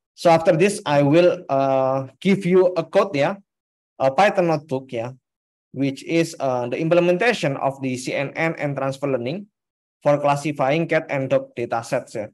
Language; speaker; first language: English; non-native, fluent; Indonesian